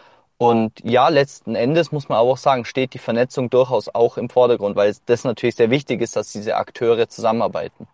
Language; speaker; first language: German; native; German